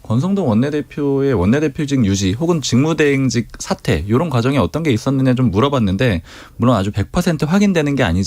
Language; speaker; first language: Korean; native; Korean